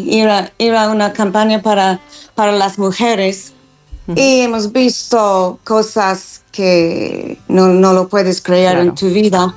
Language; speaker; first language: Spanish; non-native, fluent; English